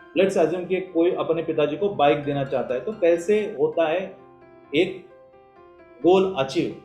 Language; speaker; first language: Hindi; non-native, local second language; Marathi